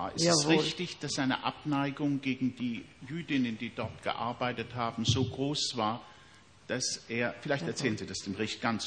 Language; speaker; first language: German; native; German